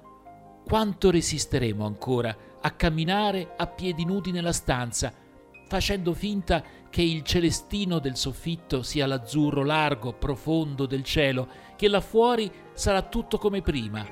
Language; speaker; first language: Italian; native; Italian